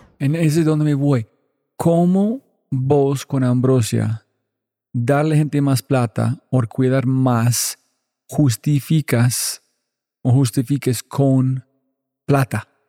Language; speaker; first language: Spanish; non-native, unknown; English